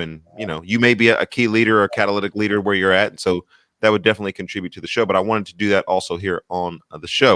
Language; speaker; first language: English; native; English